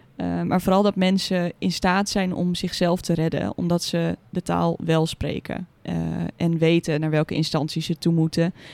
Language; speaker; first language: Dutch; native; Dutch